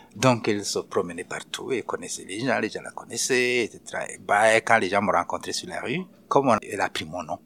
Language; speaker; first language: French; non-native, local second language; Rundi